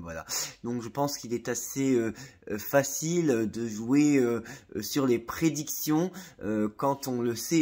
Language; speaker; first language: French; native; French